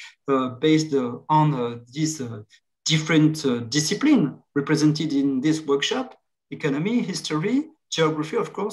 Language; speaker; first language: English; non-native, fluent; French